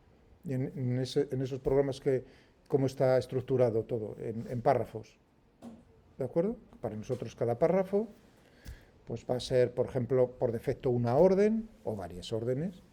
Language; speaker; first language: Spanish; native; Spanish